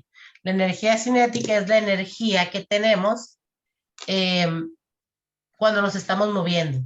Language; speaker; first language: Spanish; native; Spanish